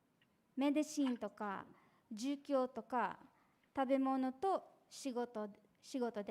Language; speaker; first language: Japanese; non-native, fluent; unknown